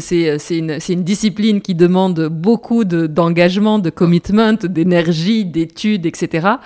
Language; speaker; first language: French; native; French